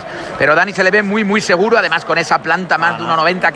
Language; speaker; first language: Spanish; native; Spanish